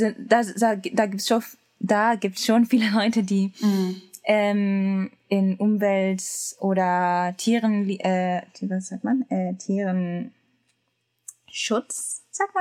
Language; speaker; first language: German; non-native, learner; Japanese